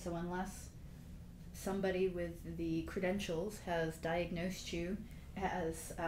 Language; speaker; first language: English; native; English